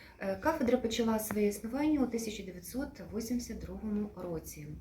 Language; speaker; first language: Ukrainian; native; Ukrainian